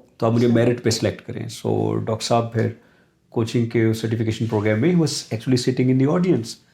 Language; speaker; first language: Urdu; non-native, local second language; Punjabi